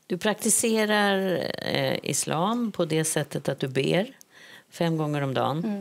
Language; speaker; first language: Swedish; native; Swedish